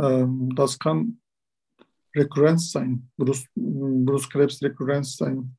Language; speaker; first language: German; non-native, learner; Turkish